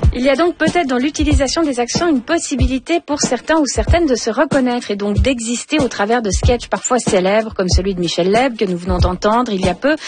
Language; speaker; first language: French; native; French